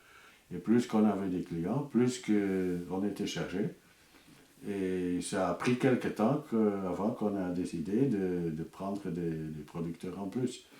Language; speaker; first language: French; non-native, fluent; Dutch